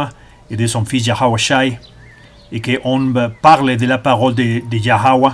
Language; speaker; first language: French; non-native, learner; Spanish